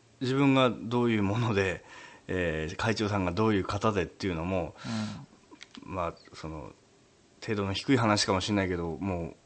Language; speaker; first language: Japanese; native; Japanese